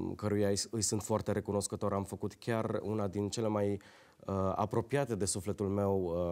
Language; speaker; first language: Romanian; native; Romanian